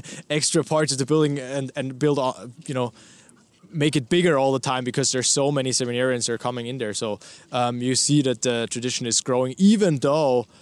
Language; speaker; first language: English; non-native, fluent; German